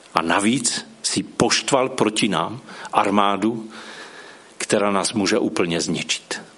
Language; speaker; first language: Czech; non-native, local second language; Polish